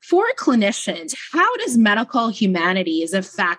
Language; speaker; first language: English; non-native, local second language; Filipino